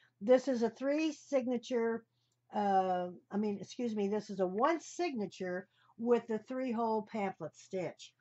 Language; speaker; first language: English; native; English